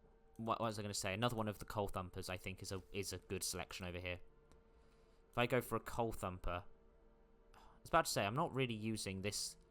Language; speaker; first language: English; native; English